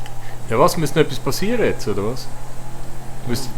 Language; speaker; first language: German; native; German